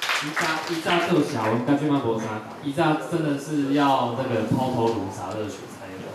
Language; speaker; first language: Chinese; native; Chinese